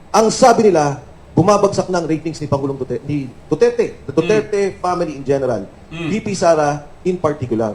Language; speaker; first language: Filipino; native; Filipino